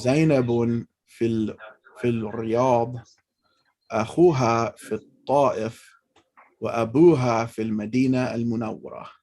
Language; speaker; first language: Arabic; non-native, fluent; English